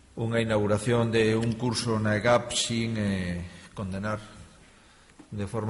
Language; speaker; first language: Spanish; native; Spanish